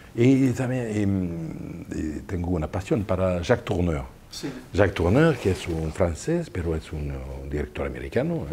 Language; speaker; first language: Spanish; non-native, fluent; French